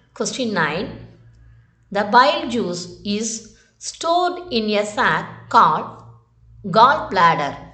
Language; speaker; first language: English; non-native, local second language; Tamil